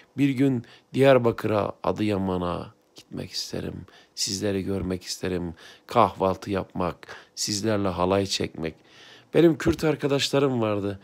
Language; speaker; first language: Turkish; native; Turkish